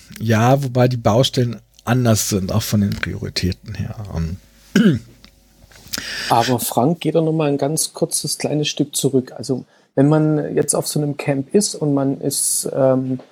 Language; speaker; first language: German; native; German